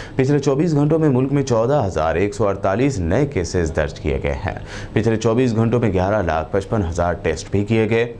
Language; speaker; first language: Urdu; native; Urdu